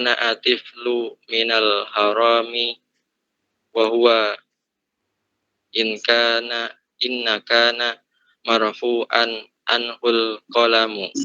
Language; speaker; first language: Arabic; non-native, learner; Indonesian